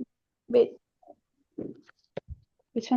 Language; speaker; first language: English; non-native, learner; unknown